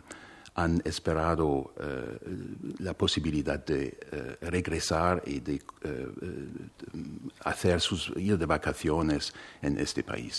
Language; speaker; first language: Spanish; non-native, fluent; German